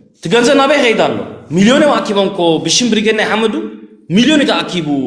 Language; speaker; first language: Tigrinya; early bilingual, heritage; Tigrinya